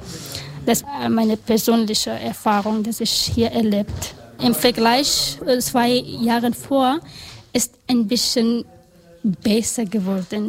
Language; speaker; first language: German; non-native, learner; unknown